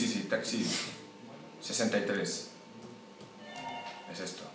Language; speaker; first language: Spanish; non-native, learner; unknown